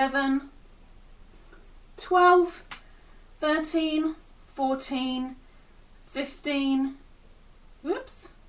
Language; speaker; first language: English; native; English